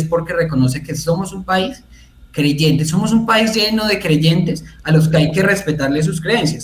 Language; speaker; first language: Spanish; native; Spanish